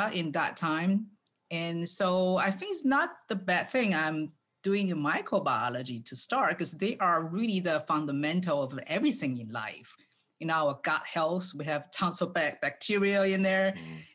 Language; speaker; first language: English; non-native, fluent; Chinese